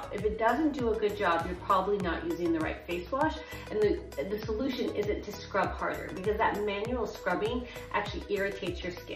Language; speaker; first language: English; native; English